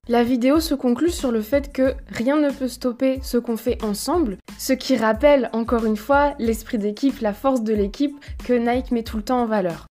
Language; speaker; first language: French; native; French